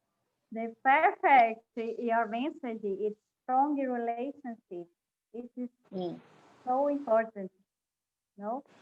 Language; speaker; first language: English; non-native, learner; Portuguese